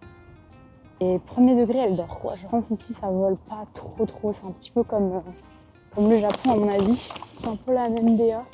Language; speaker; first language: French; native; French